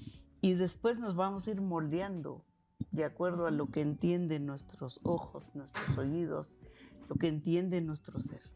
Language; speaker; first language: Spanish; non-native, local second language; Kʼicheʼ